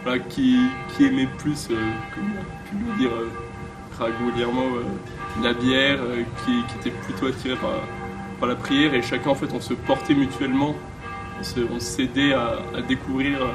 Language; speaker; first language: French; native; French